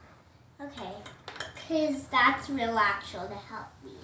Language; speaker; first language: English; native; English